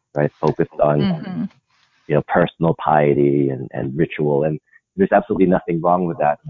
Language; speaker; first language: English; non-native, local second language; Filipino